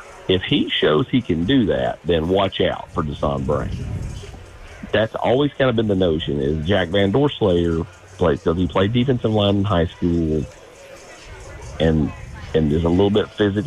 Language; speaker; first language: English; native; English